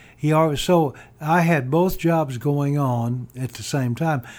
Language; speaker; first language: English; native; English